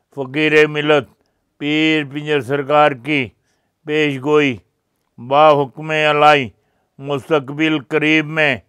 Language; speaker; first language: Urdu; non-native, local second language; Punjabi